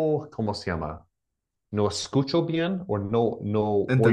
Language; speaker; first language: Spanish; non-native, learner; English